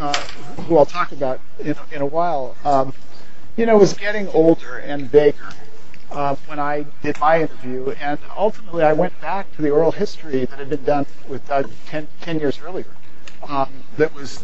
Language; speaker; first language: English; native; English